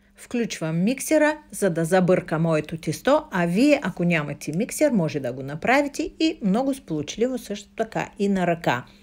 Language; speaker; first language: Bulgarian; non-native, fluent; Russian